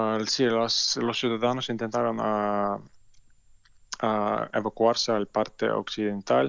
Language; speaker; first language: Spanish; non-native, learner; Ukrainian